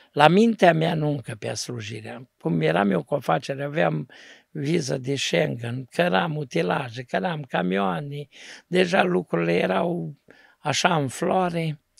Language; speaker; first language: Romanian; native; Romanian